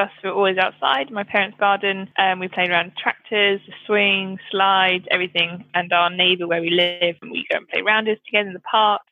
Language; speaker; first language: English; native; English